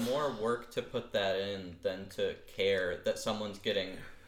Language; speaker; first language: English; native; English